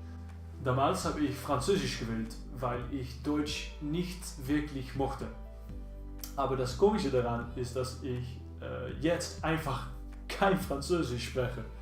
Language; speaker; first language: German; non-native, learner; Dutch